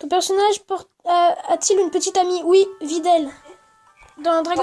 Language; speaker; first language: French; native; French